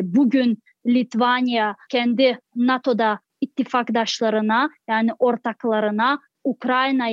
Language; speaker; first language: Turkish; non-native, fluent; Crimean Tatar